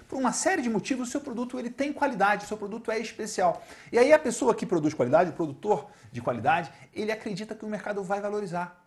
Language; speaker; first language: Portuguese; native; Portuguese